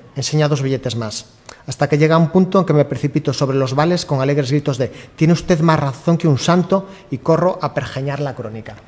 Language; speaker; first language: Spanish; native; Spanish